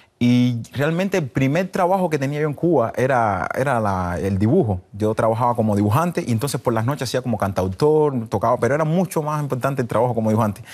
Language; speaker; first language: Spanish; native; Spanish